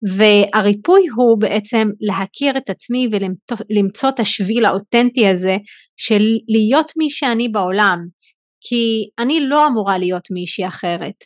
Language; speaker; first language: Hebrew; non-native, local second language; Arabic